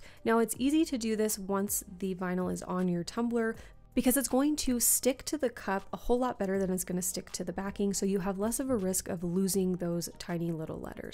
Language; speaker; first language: English; native; English